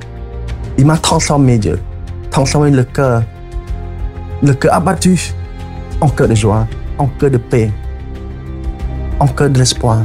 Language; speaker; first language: French; non-native, fluent; Khmer